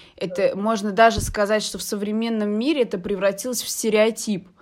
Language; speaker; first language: Russian; non-native, fluent; Arabic